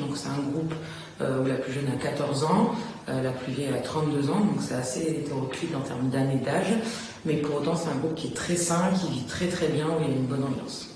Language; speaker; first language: French; native; French